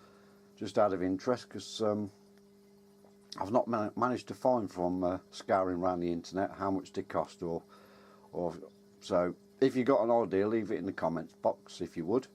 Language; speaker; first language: English; native; English